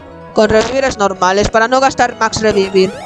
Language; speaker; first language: Spanish; native; Spanish